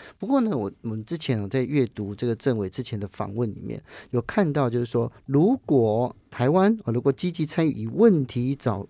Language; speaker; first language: Chinese; native; Chinese